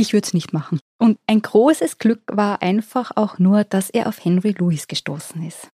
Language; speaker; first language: German; native; German